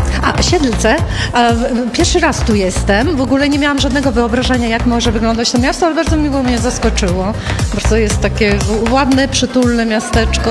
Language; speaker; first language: Polish; early bilingual, heritage; Ukrainian